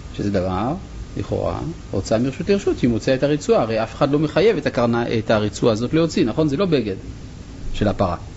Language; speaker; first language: Hebrew; non-native, fluent; French